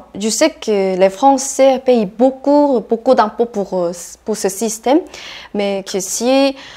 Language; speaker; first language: French; non-native, fluent; Korean